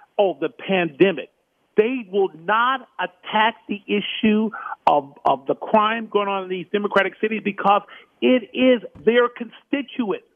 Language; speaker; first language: English; native; English